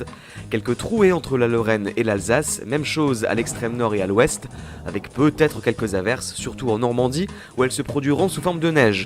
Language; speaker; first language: French; native; French